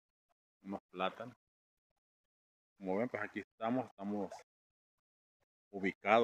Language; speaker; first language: Spanish; native; Spanish